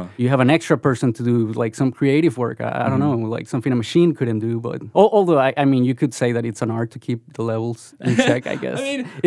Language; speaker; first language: English; non-native, fluent; Spanish